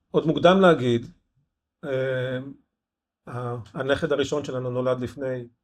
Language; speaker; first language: Hebrew; native; Hebrew